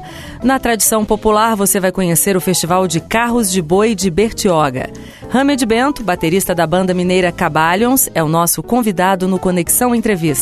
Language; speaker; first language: Portuguese; native; Portuguese